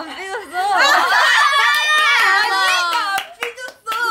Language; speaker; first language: Korean; native; Korean